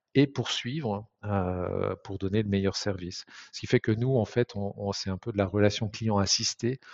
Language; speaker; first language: French; native; French